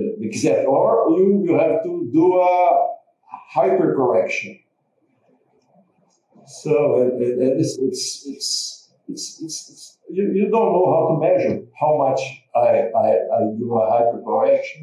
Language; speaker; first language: English; non-native, learner; Portuguese